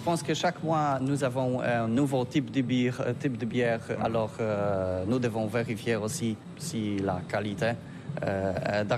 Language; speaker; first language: French; non-native, learner; Polish